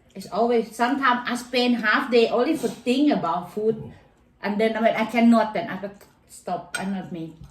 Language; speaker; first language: English; non-native, learner; Thai